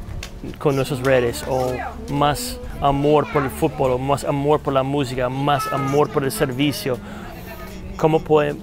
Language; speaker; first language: Spanish; non-native, fluent; English